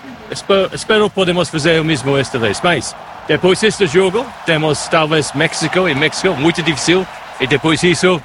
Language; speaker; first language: Portuguese; non-native, learner; English